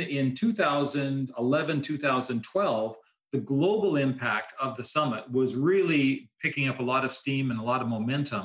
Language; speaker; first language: English; native; English